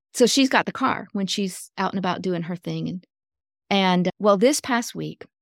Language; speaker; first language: English; native; English